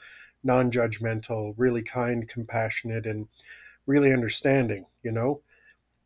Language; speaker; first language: English; native; English